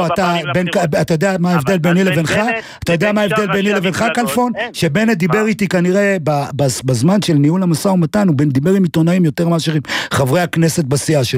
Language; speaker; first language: Hebrew; native; Hebrew